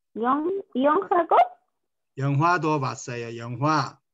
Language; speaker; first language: Korean; non-native, fluent; Spanish